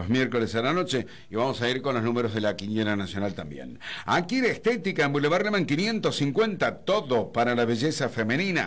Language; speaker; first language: Spanish; native; Spanish